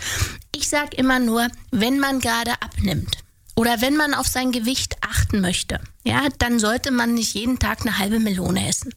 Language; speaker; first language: German; native; German